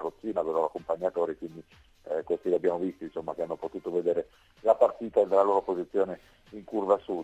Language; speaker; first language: Italian; native; Italian